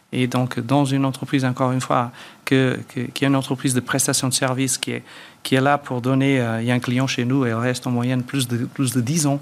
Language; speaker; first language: French; early bilingual, other home language; Portuguese